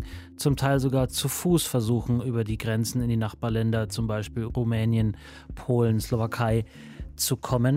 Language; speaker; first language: German; native; German